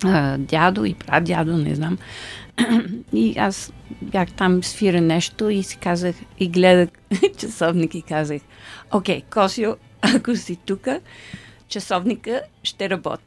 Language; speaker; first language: Bulgarian; early bilingual, heritage; Bulgarian